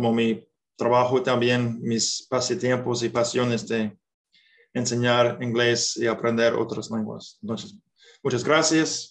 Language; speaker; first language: Spanish; non-native, fluent; English